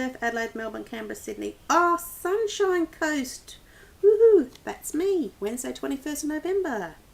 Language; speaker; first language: English; native; English